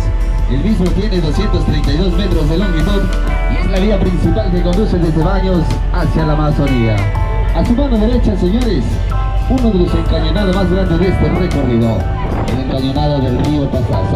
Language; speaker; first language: Spanish; native; Spanish